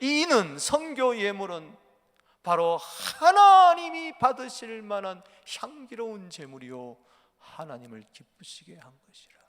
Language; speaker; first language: Korean; native; Korean